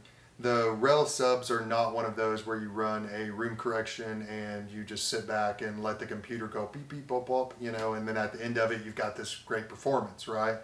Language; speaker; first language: English; native; English